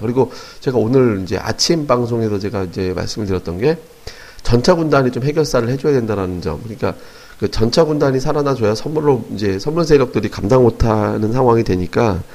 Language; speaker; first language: Korean; native; Korean